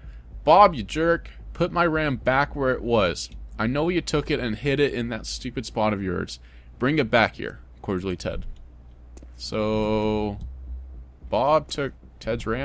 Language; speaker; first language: English; native; English